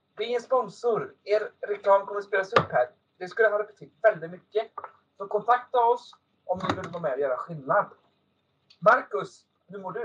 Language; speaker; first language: Swedish; native; Swedish